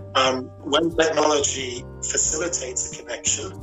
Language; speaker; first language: English; native; English